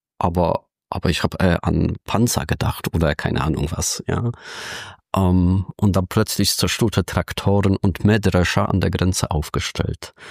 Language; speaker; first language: German; non-native, fluent; Polish